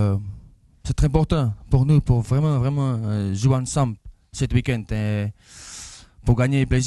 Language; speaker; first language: French; non-native, learner; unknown